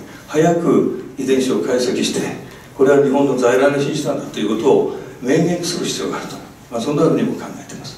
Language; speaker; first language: Japanese; native; Japanese